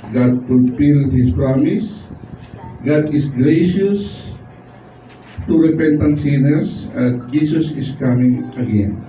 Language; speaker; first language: English; non-native, local second language; Filipino